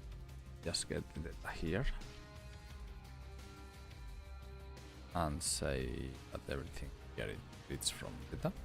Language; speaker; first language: English; non-native, fluent; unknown